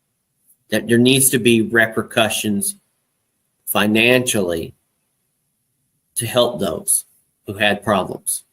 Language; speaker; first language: English; native; English